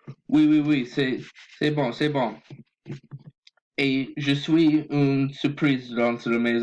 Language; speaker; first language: French; non-native, learner; English